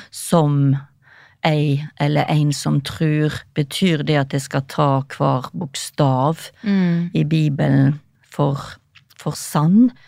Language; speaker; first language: Norwegian; native; Norwegian